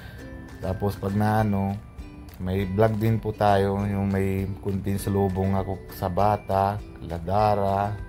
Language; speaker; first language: Filipino; non-native, learner; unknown